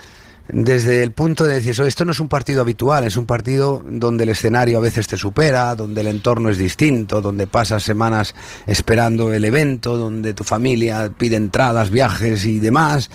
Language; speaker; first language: Spanish; native; Spanish